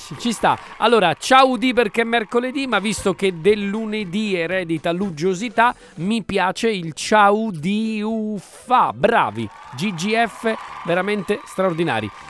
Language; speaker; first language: Italian; native; Italian